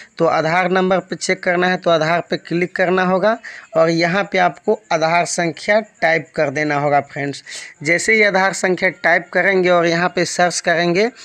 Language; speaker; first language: Hindi; native; Hindi